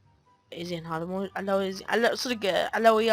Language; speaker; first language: Arabic; native; Arabic